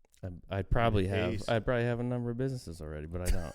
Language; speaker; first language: English; native; English